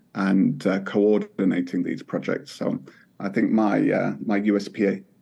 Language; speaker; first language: English; native; English